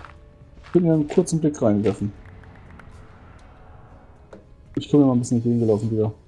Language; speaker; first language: German; native; German